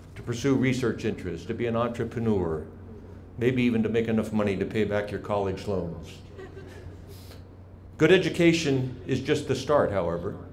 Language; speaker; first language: English; native; English